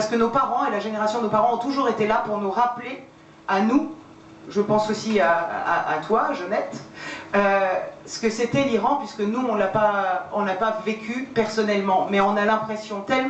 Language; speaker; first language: French; early bilingual, other home language; Persian